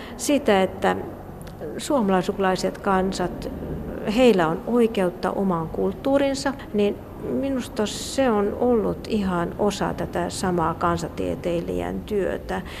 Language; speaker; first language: Finnish; non-native, fluent; Hungarian